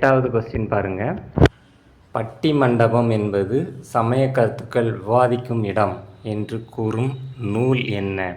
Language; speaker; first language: Tamil; native; Tamil